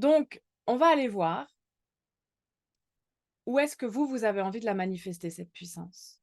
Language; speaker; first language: French; native; French